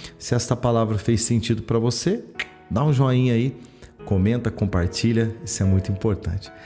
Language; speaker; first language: Portuguese; native; Portuguese